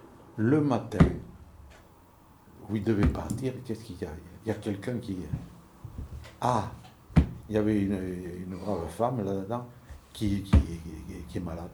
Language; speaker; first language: French; native; French